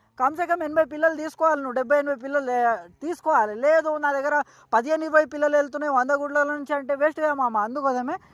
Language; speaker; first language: Telugu; native; Telugu